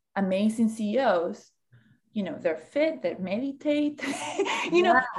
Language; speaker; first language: English; early bilingual, other home language; Spanish